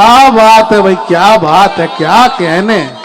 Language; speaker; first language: Hindi; native; Hindi